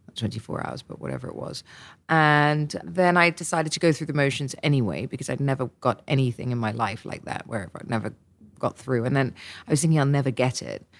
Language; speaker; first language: English; native; English